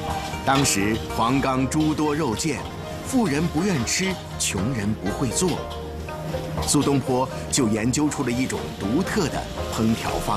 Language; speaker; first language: Chinese; native; Chinese